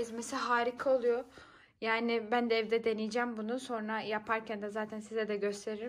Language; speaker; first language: Turkish; early bilingual, heritage; Turkish